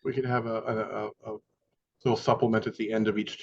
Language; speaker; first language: English; native; English